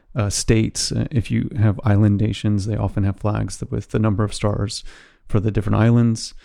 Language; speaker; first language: English; native; English